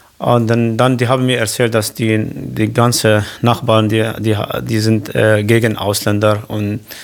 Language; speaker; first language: German; non-native, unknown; Arabic